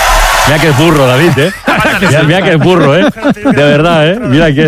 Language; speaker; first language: Spanish; native; Spanish